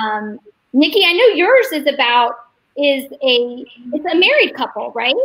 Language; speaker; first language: English; native; English